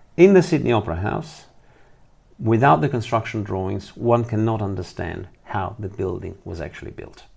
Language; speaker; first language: English; non-native, fluent; Italian